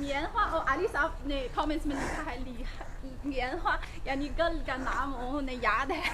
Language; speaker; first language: Urdu; non-native, fluent; Chinese